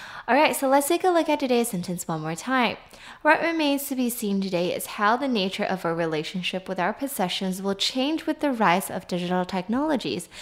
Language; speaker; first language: English; non-native, fluent; Chinese